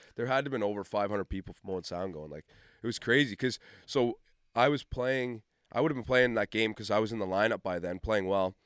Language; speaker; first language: English; native; English